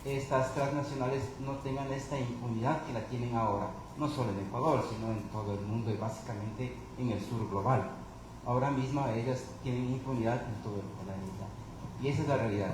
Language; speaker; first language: Spanish; native; Spanish